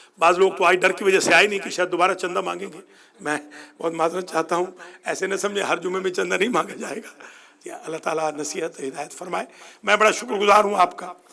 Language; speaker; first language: Urdu; non-native, local second language; Punjabi